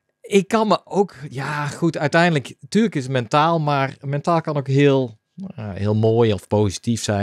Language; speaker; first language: Dutch; native; Dutch